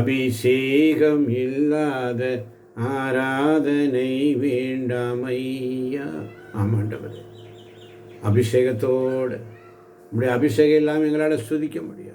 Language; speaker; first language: Tamil; native; Tamil